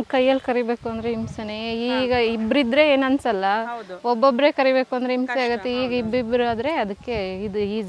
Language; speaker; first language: Kannada; native; Kannada